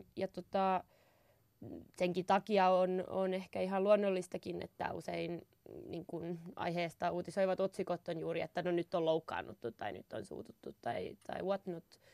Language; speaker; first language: Finnish; native; Finnish